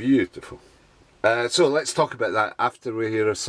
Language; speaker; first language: English; native; English